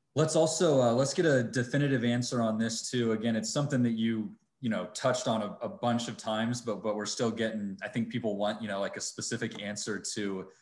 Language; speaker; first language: English; native; English